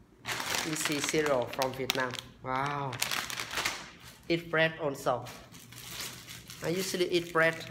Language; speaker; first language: English; non-native, learner; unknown